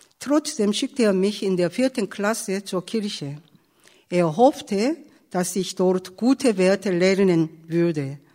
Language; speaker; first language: German; non-native, fluent; Korean